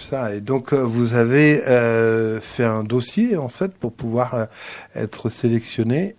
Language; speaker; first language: French; native; French